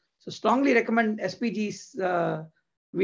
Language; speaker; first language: English; non-native, local second language; Tamil